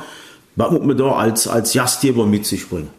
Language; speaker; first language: German; native; German